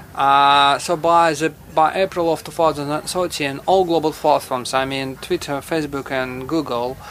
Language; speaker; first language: English; non-native, fluent; Russian